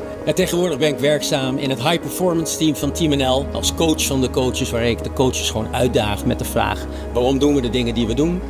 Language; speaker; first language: Dutch; native; Dutch